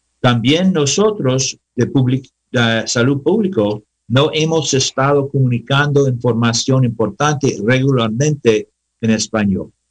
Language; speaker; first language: Spanish; non-native, learner; English